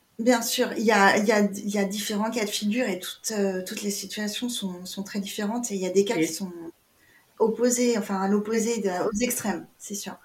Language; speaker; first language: French; native; French